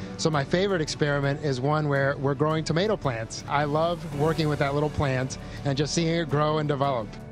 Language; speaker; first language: English; early bilingual, other home language; Spanish